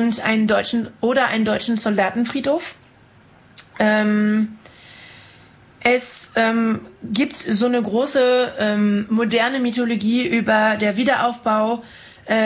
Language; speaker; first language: German; non-native, fluent; French